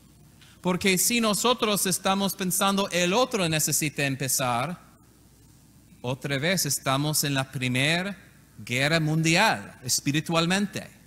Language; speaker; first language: Spanish; non-native, learner; English